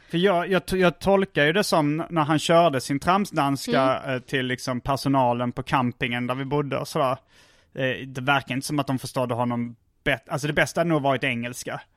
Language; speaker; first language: Swedish; native; Swedish